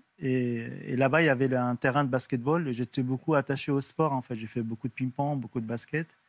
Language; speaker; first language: French; non-native, fluent; Arabic